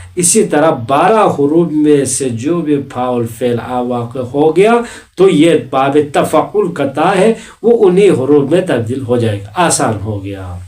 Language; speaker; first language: Urdu; non-native, local second language; Balti